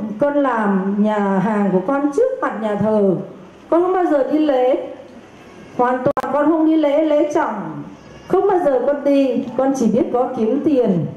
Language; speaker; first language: Vietnamese; native; Vietnamese